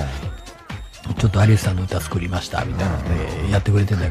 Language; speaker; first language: Japanese; native; Japanese